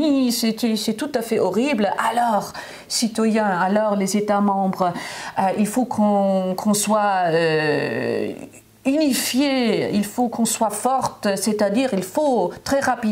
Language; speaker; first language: French; non-native, fluent; German